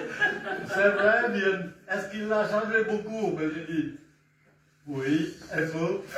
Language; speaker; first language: French; non-native, fluent; Vietnamese